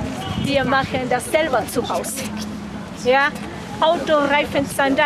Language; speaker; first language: German; non-native, fluent; Spanish